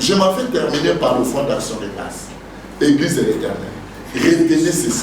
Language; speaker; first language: French; non-native, local second language; Lingala